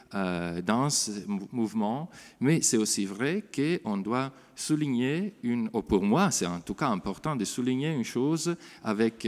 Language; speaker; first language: French; non-native, fluent; Italian